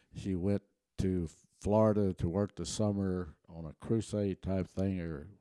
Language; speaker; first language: English; early bilingual, other home language; German